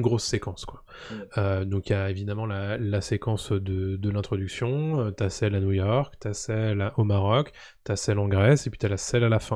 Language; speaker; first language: French; native; French